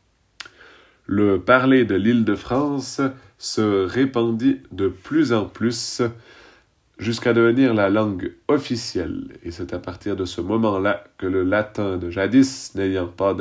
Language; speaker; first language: French; native; French